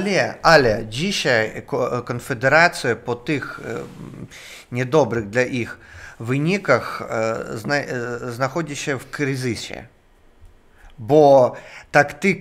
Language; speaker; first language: Polish; non-native, fluent; Russian